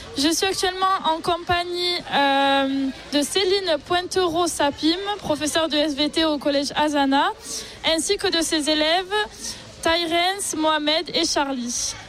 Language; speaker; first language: French; native; French